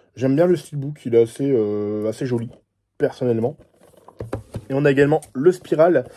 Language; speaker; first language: French; native; French